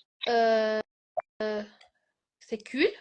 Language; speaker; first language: French; non-native, learner; Spanish